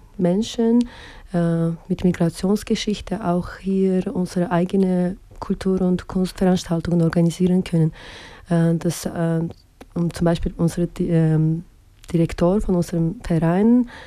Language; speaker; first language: German; non-native, fluent; Azerbaijani